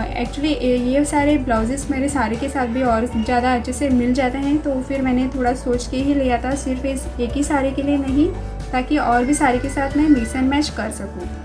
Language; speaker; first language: Hindi; non-native, local second language; Kannada